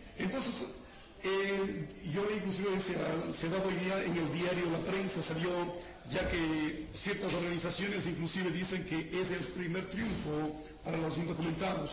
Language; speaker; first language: Spanish; native; Spanish